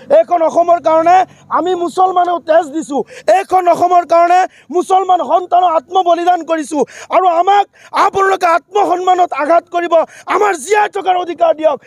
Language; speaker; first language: Assamese; non-native, local second language; Bangla